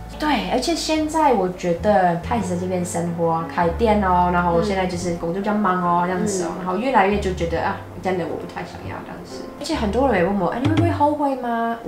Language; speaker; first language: Chinese; non-native, fluent; English